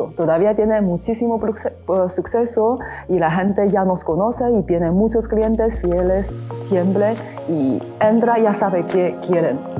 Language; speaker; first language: Spanish; non-native, learner; Chinese